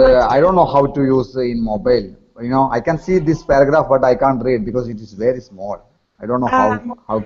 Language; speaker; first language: English; non-native, learner; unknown